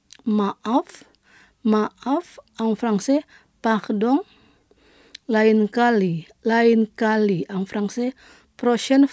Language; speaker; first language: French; non-native, fluent; Indonesian